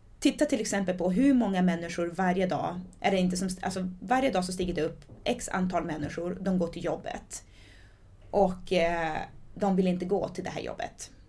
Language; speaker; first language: Swedish; early bilingual, other home language; Portuguese